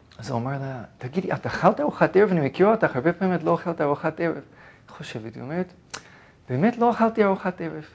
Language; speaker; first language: Hebrew; non-native, fluent; English